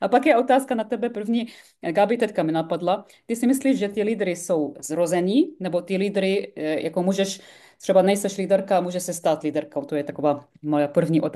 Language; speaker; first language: Czech; non-native, fluent; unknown